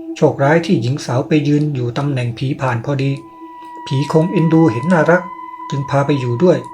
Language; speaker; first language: Thai; native; Thai